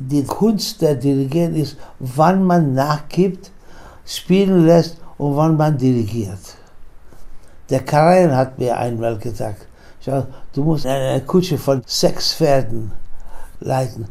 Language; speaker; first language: German; non-native, fluent; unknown